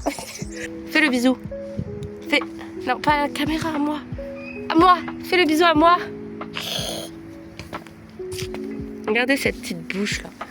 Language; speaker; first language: French; native; French